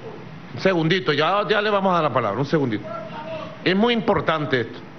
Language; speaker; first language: Spanish; native; Spanish